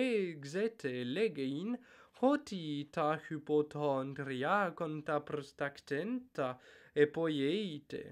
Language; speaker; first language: Greek; non-native, fluent; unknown